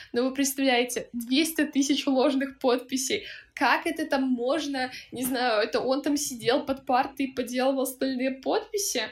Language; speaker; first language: Russian; native; Russian